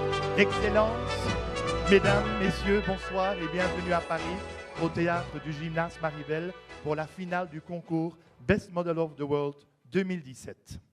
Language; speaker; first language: French; native; French